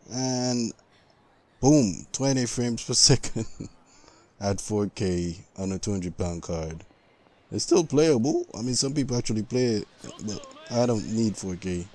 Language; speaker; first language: English; native; English